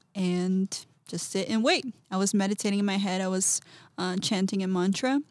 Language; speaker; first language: English; non-native, fluent; Portuguese